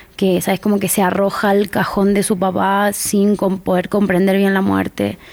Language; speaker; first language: Spanish; native; Spanish